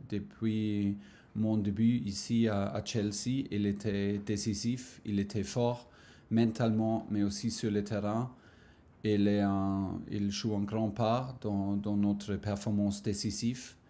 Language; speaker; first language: French; non-native, fluent; German